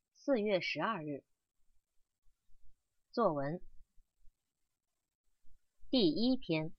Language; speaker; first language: Chinese; non-native, learner; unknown